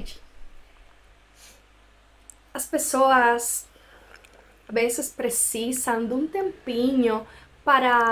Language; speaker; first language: Portuguese; non-native, fluent; Spanish